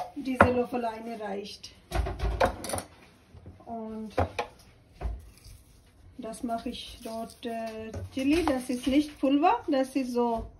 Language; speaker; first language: German; non-native, learner; Urdu